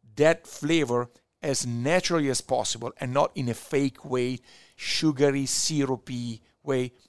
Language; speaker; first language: English; non-native, fluent; Italian